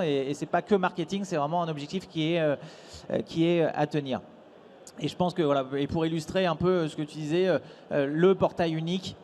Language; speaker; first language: French; native; French